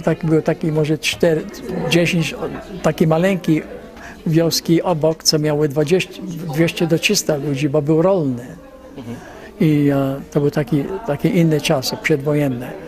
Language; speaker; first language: Polish; early bilingual, heritage; Polish